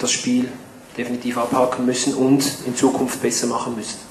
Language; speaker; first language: German; early bilingual, other home language; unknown